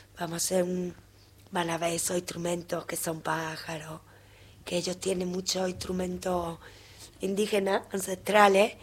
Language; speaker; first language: Spanish; native; Spanish